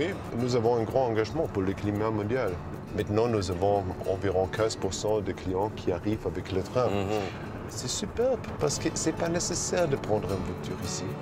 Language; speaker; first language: French; non-native, fluent; German